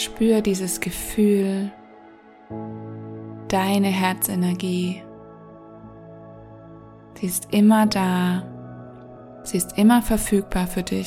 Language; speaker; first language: German; native; German